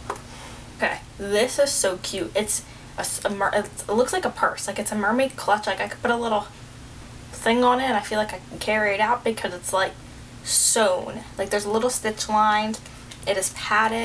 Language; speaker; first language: English; native; English